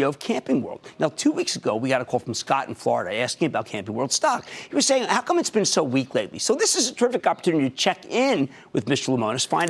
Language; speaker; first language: English; native; English